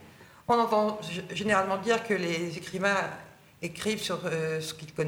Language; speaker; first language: French; native; French